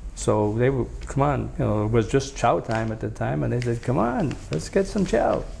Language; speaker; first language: English; native; English